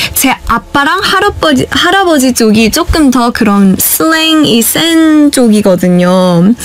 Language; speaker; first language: Korean; early bilingual, other home language; English